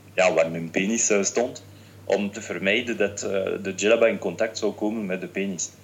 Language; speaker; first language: Dutch; non-native, fluent; French